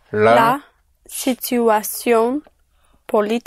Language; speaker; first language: Spanish; non-native, learner; English